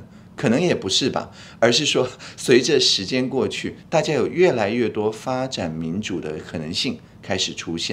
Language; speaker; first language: Chinese; native; Chinese